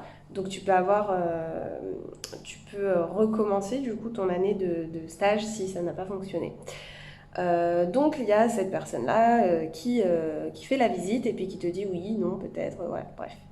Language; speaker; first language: French; native; French